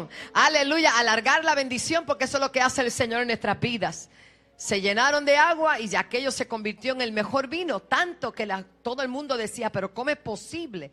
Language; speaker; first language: Spanish; native; Spanish